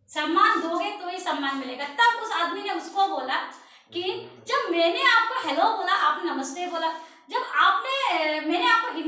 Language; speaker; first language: Hindi; non-native, local second language; Assamese